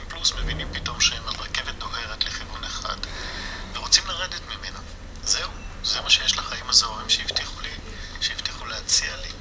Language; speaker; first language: Hebrew; native; Hebrew